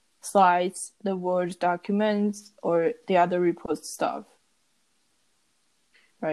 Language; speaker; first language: English; non-native, learner; Chinese